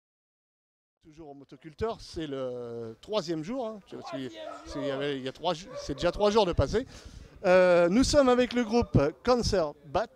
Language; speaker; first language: French; native; French